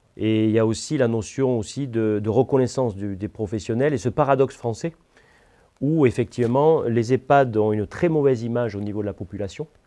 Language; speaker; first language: French; native; French